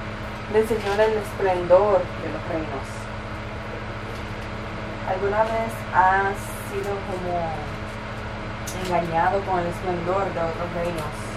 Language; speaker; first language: Spanish; early bilingual, heritage; Spanish